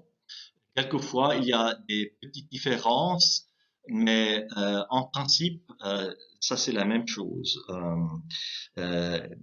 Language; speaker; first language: French; non-native, local second language; German